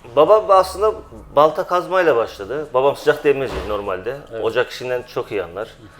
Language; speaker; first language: Turkish; native; Turkish